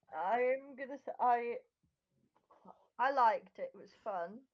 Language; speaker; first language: English; native; English